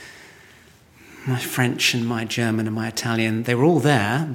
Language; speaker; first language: English; native; English